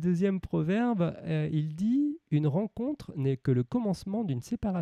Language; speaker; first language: French; native; French